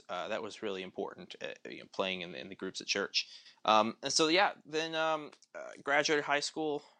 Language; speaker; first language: English; native; English